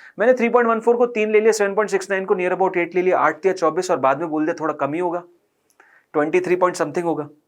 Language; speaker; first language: Hindi; native; Hindi